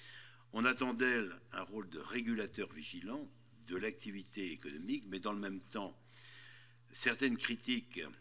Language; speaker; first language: French; native; French